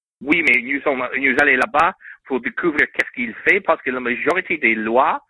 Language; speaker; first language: French; non-native, learner; English